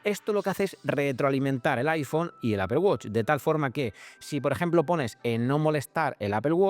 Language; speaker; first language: Spanish; native; Spanish